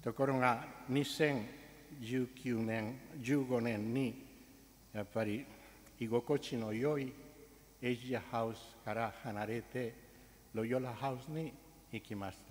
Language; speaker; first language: Japanese; non-native, fluent; Spanish